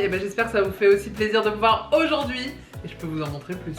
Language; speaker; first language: French; native; French